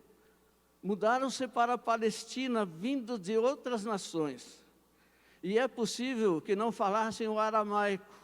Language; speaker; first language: Portuguese; native; Portuguese